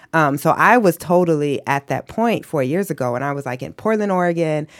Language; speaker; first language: English; native; English